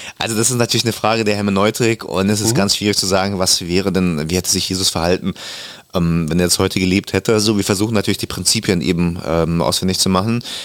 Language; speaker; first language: German; early bilingual, other home language; Russian